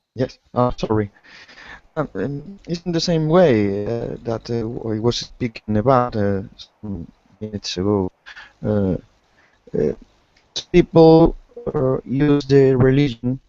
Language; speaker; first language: English; non-native, learner; Spanish